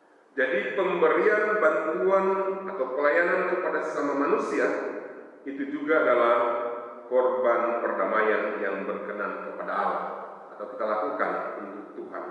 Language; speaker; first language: Indonesian; native; Indonesian